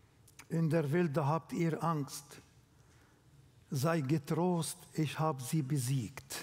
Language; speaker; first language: German; non-native, learner; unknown